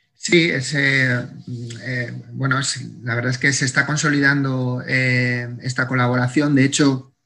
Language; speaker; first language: Spanish; native; Spanish